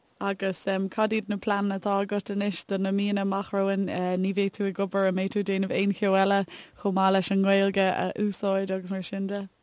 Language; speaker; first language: Irish; native; Irish